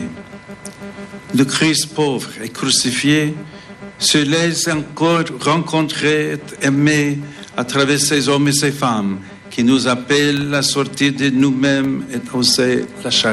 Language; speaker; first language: French; non-native, fluent; English